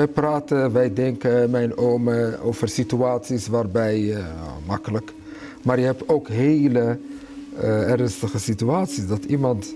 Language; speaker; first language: Dutch; early bilingual, other home language; Arabic